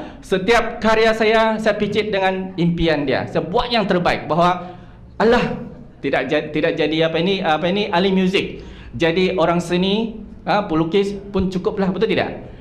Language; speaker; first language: Malay; non-native, local second language; Chinese